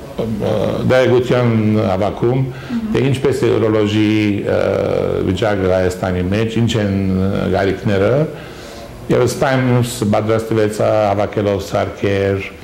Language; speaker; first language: Armenian; early bilingual, heritage; Armenian